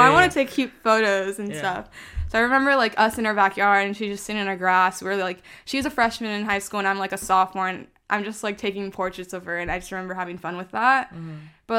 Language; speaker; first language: English; early bilingual, other home language; Spanish